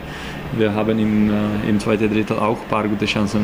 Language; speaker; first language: German; non-native, learner; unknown